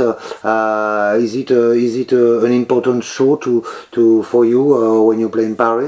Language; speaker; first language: English; non-native, learner; French